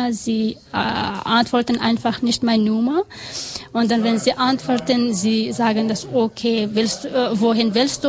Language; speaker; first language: German; non-native, learner; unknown